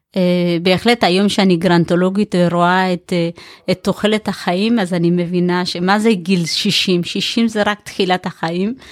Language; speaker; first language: Hebrew; early bilingual, other home language; Amharic